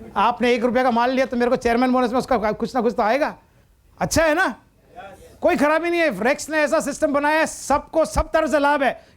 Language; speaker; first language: Hindi; non-native, local second language; Malayalam